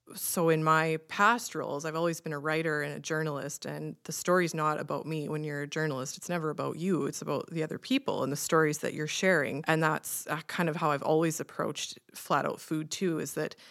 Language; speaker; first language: English; native; English